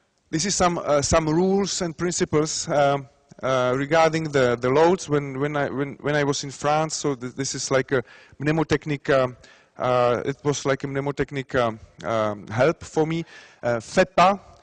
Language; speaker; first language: English; non-native, fluent; Czech